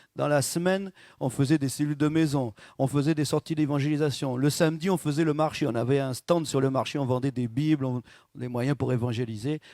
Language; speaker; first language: French; native; French